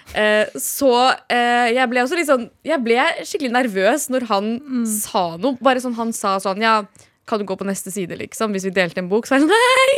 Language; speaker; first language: Norwegian; early bilingual, other home language; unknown